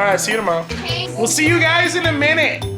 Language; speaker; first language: English; native; English